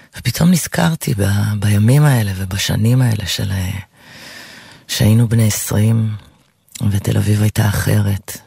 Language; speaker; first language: Hebrew; native; Hebrew